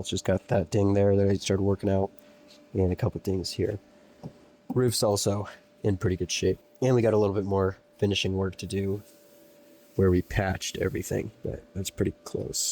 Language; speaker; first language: English; native; English